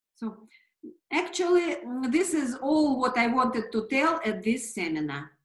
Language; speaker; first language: English; non-native, fluent; Russian